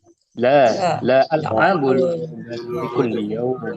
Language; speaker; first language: Arabic; non-native, learner; Indonesian